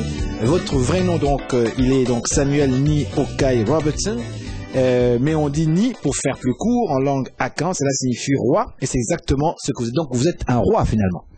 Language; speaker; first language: French; native; French